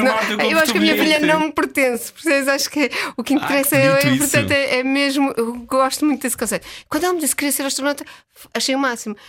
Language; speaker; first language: Portuguese; native; Portuguese